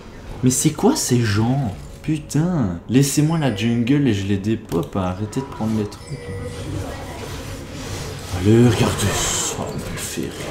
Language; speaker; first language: French; native; French